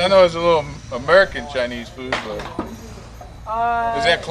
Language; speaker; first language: English; native; English